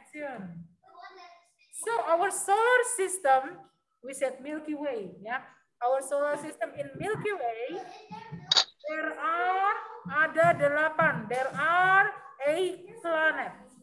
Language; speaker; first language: English; non-native, learner; Indonesian